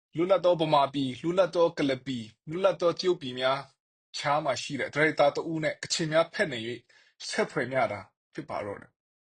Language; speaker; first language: Burmese; non-native, local second language; Kachin